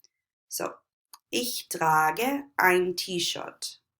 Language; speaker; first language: German; non-native, fluent; English